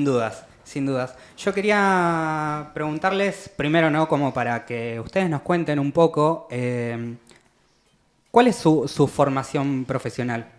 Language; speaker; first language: Spanish; native; Spanish